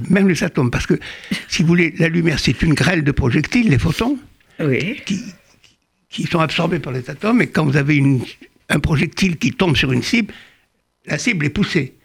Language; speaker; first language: French; native; French